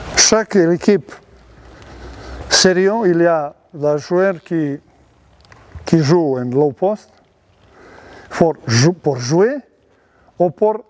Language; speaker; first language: French; non-native, learner; Serbian